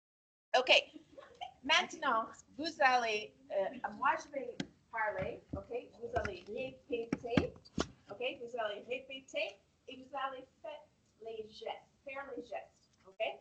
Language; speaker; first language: French; non-native, fluent; English